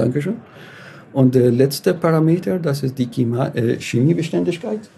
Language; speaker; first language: German; non-native, fluent; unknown